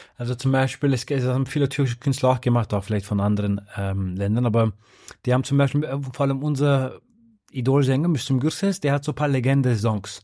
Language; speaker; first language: German; early bilingual, other home language; Turkish